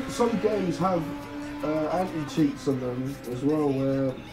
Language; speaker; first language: English; native; English